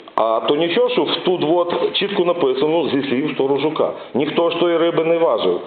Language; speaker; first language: Ukrainian; native; Ukrainian